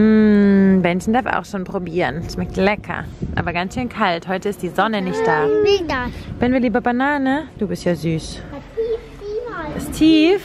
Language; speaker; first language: German; native; German